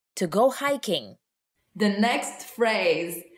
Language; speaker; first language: English; non-native, fluent; Bulgarian